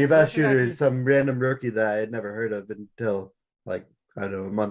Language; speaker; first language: English; native; English